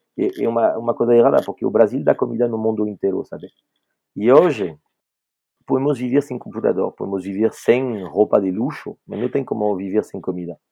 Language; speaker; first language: Portuguese; non-native, fluent; French